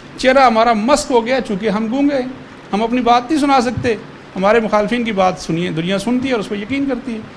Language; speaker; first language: Urdu; native; Urdu